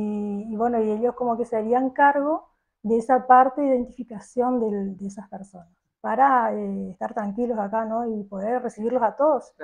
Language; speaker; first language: Spanish; native; Spanish